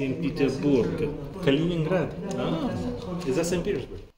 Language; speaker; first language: Russian; non-native, learner; Italian